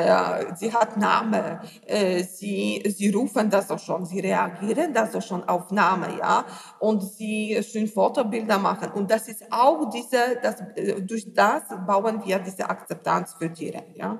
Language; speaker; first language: German; non-native, learner; Polish